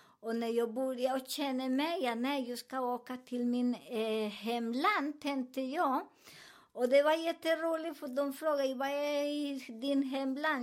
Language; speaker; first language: Swedish; non-native, learner; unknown